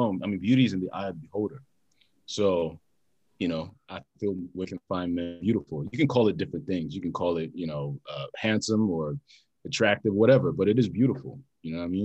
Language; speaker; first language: English; non-native, local second language; Yoruba